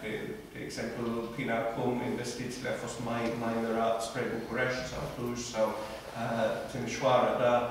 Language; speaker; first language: Romanian; non-native, fluent; English